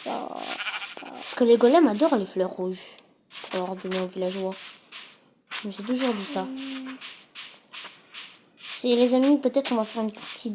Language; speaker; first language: French; native; French